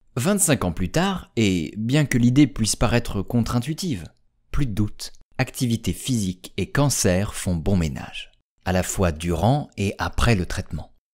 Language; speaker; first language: French; native; French